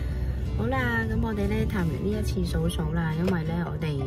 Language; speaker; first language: Cantonese; native; Cantonese